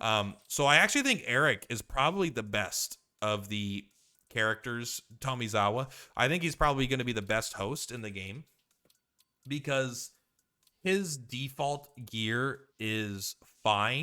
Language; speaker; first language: English; native; English